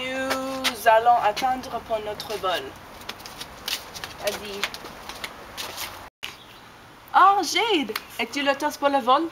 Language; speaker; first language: French; non-native, learner; English